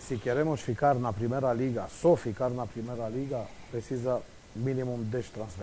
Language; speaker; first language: Portuguese; non-native, fluent; Romanian